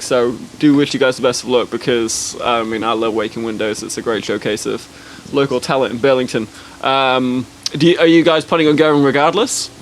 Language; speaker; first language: English; native; English